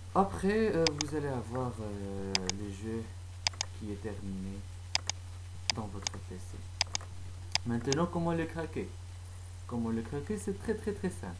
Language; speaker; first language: French; non-native, fluent; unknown